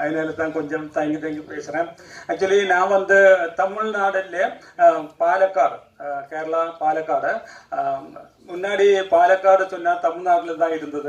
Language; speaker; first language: Tamil; non-native, local second language; Malayalam